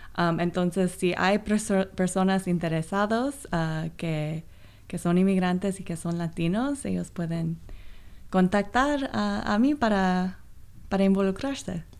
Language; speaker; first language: Spanish; non-native, fluent; Korean